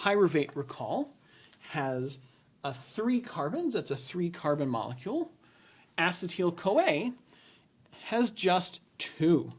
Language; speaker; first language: English; native; English